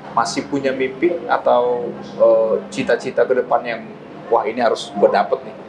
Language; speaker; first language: Indonesian; native; Indonesian